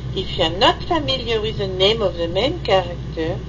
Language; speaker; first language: English; non-native, fluent; French